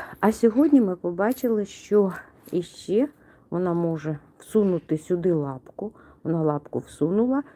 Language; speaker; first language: Ukrainian; non-native, local second language; Russian